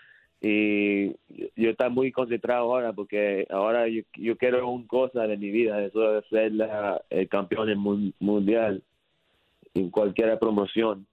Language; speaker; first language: Spanish; early bilingual, heritage; English